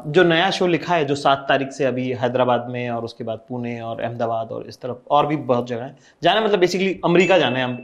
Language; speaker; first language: Hindi; native; Hindi